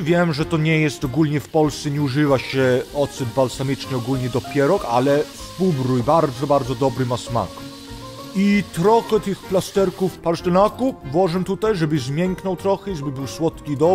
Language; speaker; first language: Polish; early bilingual, heritage; Polish